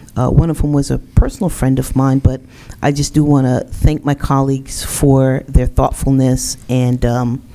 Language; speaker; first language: English; native; English